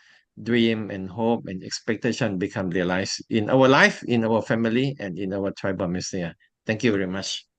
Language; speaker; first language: English; non-native, learner; Thai